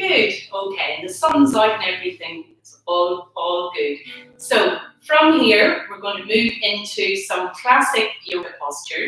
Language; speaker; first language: English; native; English